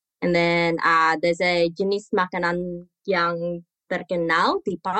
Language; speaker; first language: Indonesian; early bilingual, heritage; Indonesian